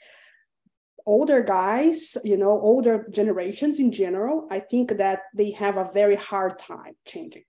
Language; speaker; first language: English; non-native, fluent; Portuguese